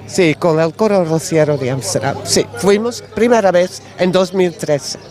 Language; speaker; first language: Spanish; non-native, learner; Dutch